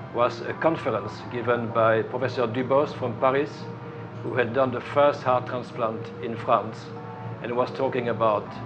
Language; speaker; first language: English; non-native, fluent; French